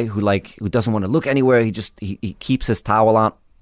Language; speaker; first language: English; early bilingual, other home language; Hebrew